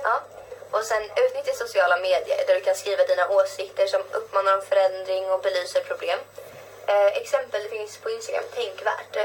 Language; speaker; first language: Swedish; native; Swedish